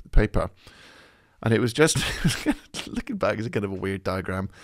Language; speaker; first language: English; native; English